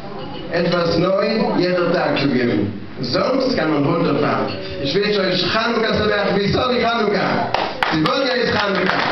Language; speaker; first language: German; non-native, learner; Russian